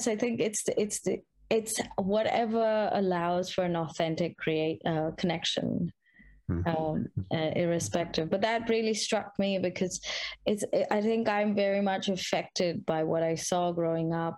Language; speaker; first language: English; non-native, local second language; Hindi